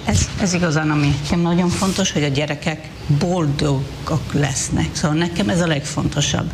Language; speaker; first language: Hungarian; non-native, fluent; Hebrew